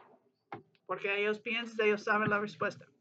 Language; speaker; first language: Spanish; non-native, learner; English